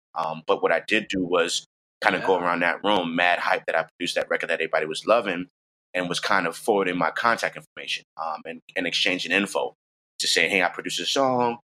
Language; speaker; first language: English; native; English